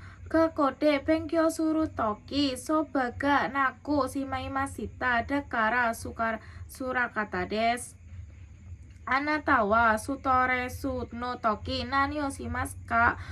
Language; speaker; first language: Japanese; non-native, learner; Indonesian